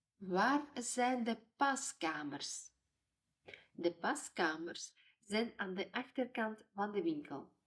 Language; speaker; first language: Dutch; non-native, fluent; Ukrainian